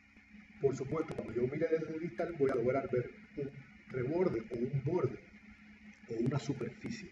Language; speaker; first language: Spanish; native; Spanish